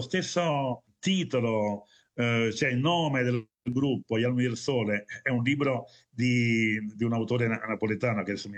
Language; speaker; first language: Italian; native; Italian